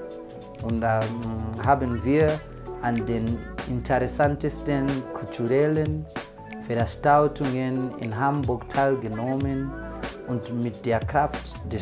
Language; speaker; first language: German; non-native, learner; Shona